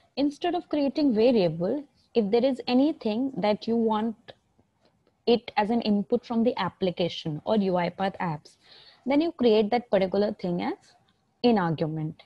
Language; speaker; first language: English; non-native, local second language; Hindi